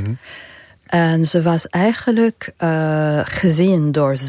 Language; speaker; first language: Dutch; non-native, fluent; Arabic